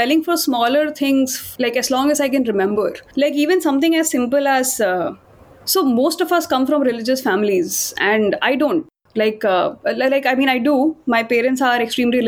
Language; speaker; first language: English; non-native, local second language; Hindi